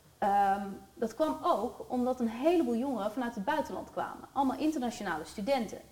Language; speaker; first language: Dutch; native; Dutch